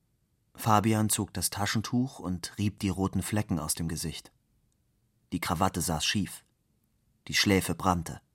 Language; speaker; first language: German; native; German